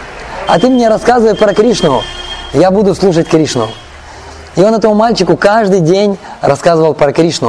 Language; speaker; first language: Russian; native; Russian